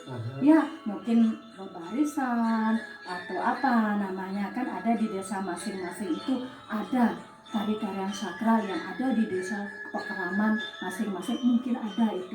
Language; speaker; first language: Indonesian; non-native, local second language; Balinese